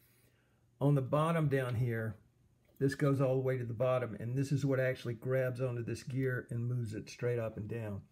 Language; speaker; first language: English; native; English